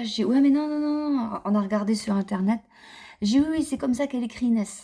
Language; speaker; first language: French; native; French